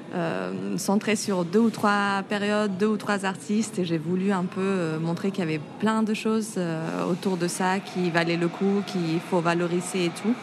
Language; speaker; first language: French; non-native, fluent; Spanish